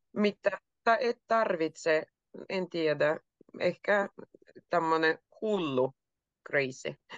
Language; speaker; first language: Finnish; native; Finnish